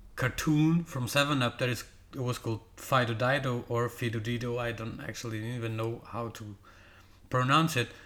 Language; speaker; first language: English; non-native, fluent; Portuguese